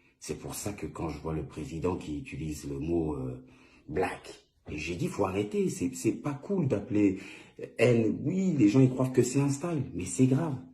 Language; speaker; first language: French; early bilingual, other home language; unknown